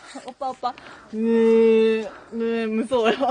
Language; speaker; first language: Korean; non-native, learner; Japanese